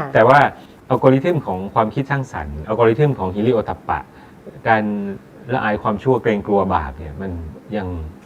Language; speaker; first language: Thai; native; Thai